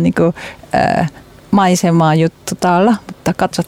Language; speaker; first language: Finnish; non-native, learner; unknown